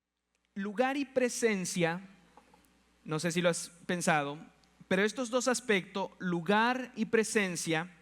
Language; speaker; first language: Spanish; native; Spanish